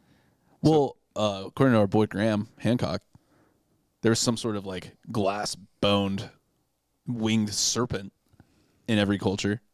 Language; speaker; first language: English; native; English